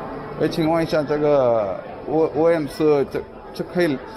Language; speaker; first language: Chinese; non-native, fluent; Kannada